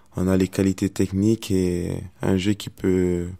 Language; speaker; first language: French; native; French